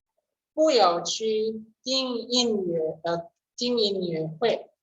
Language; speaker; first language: Chinese; non-native, fluent; Indonesian